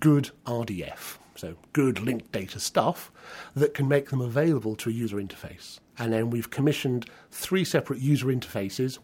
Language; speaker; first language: English; native; English